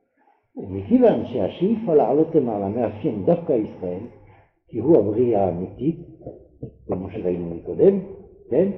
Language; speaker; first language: Hebrew; non-native, fluent; French